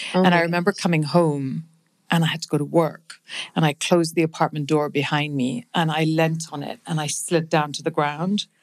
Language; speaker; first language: English; non-native, local second language; Punjabi